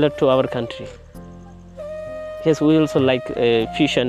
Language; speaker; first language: English; non-native, learner; Bangla